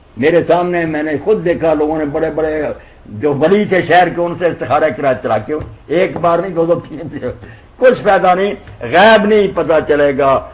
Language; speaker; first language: Urdu; non-native, local second language; Punjabi